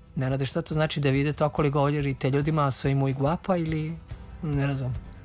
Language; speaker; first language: Serbian; native; Serbian